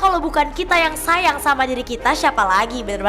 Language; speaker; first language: Indonesian; native; Indonesian